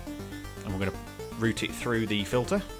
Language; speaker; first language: English; native; English